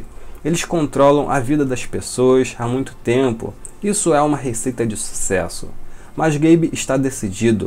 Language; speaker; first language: Portuguese; native; Portuguese